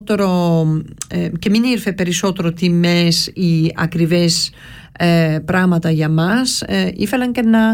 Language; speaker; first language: Greek; early bilingual, heritage; Greek